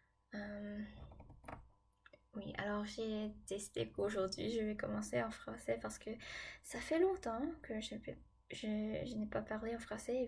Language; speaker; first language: French; non-native, fluent; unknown